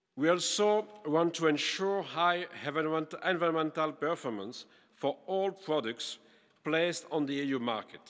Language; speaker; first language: English; non-native, fluent; French